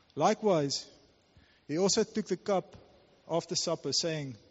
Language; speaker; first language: English; non-native, local second language; Afrikaans